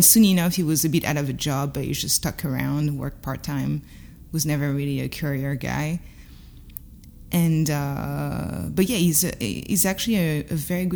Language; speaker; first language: English; non-native, fluent; French